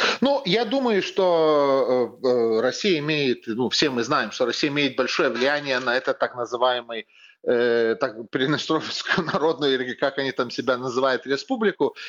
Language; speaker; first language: Russian; non-native, fluent; Lithuanian